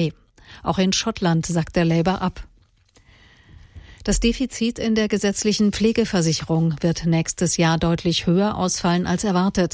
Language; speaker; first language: German; native; German